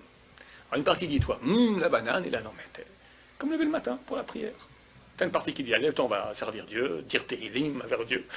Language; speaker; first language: French; native; French